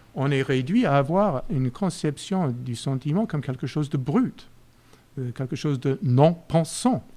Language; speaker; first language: French; non-native, fluent; English